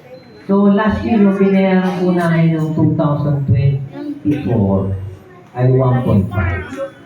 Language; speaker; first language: Filipino; native; Filipino